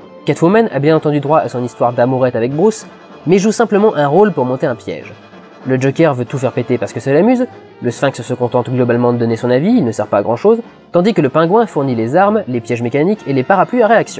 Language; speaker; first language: French; native; French